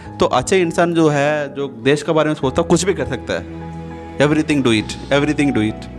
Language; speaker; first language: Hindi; non-native, local second language; Tamil